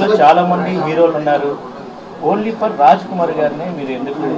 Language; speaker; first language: Telugu; native; Telugu